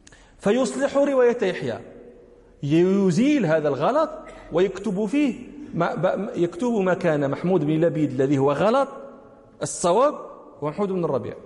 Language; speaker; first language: Arabic; native; Arabic